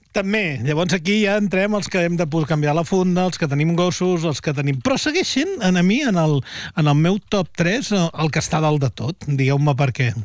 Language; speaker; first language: Catalan; native; Catalan